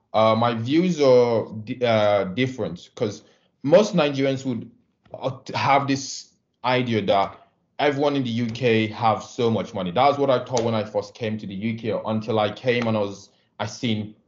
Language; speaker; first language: English; non-native, local second language; Igbo